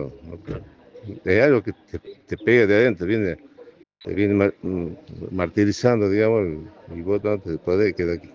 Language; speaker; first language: Spanish; native; Spanish